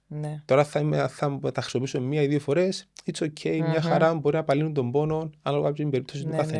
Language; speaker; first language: Greek; native; Greek